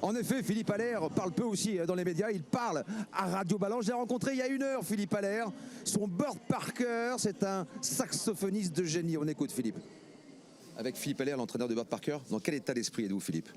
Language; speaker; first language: French; native; French